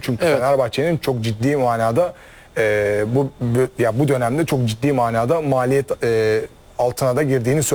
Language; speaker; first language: Turkish; native; Turkish